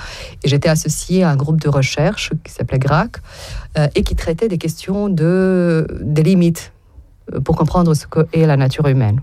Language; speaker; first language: French; non-native, fluent; Serbian